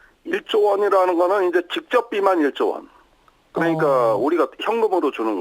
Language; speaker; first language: Korean; native; Korean